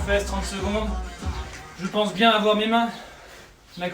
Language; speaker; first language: French; native; French